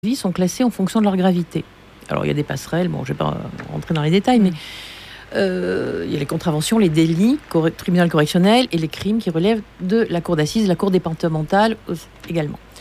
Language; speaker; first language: French; native; French